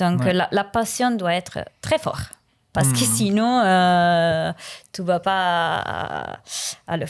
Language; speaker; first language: French; non-native, learner; Italian